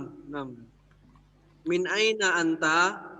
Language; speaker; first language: Arabic; non-native, learner; Indonesian